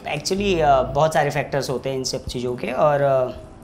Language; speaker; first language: Hindi; native; Hindi